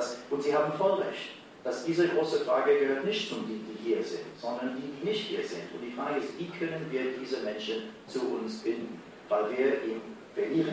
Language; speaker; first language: German; non-native, fluent; English